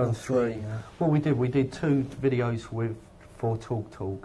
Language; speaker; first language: English; native; English